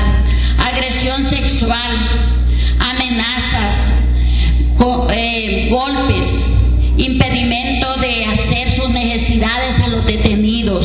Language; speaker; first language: Spanish; native; Spanish